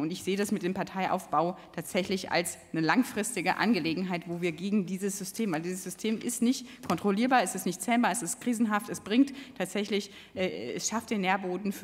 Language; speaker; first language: German; native; German